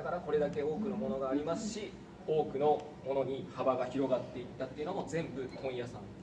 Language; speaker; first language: Japanese; native; Japanese